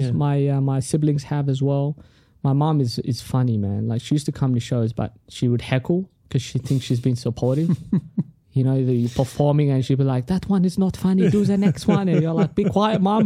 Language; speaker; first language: English; non-native, local second language; Tigrinya